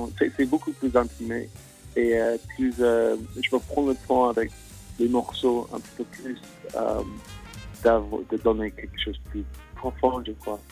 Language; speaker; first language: French; non-native, fluent; English